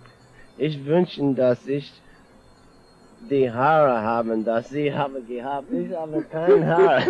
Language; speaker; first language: German; non-native, learner; English